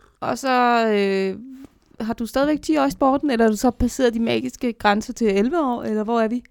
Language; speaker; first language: Danish; native; Danish